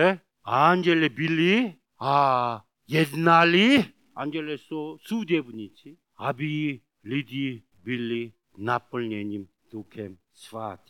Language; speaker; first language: Czech; non-native, learner; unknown